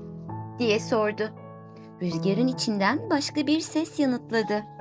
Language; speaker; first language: Turkish; native; Turkish